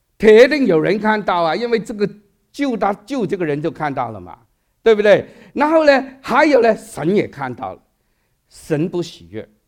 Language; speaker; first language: Chinese; non-native, local second language; Cantonese